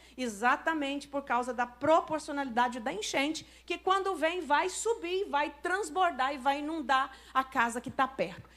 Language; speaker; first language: Portuguese; native; Portuguese